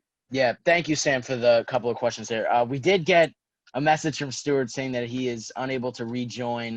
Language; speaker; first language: English; native; English